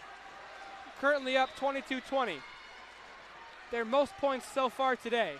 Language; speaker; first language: English; native; English